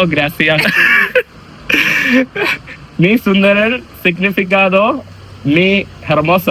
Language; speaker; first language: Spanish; non-native, learner; Malayalam